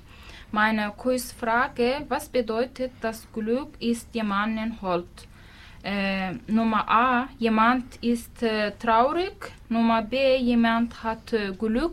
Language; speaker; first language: German; non-native, learner; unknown